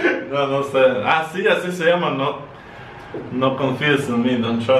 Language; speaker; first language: Spanish; non-native, fluent; Russian